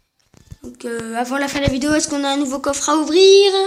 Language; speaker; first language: French; native; French